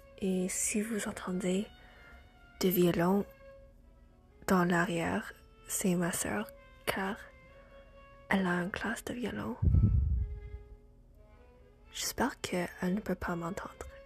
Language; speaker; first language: French; non-native, learner; English